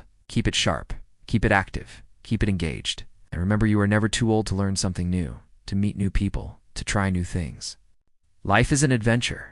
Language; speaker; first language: English; native; English